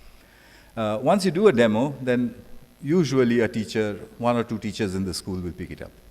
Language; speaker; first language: English; non-native, local second language; Bangla